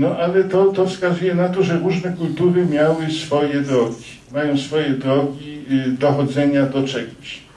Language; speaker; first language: Polish; native; Polish